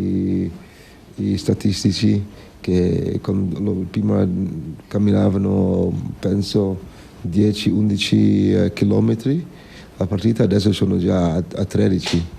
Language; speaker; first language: Italian; non-native, fluent; Dutch